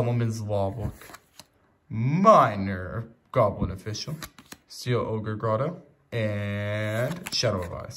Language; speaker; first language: English; native; English